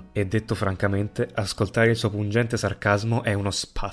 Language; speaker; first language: Italian; native; Italian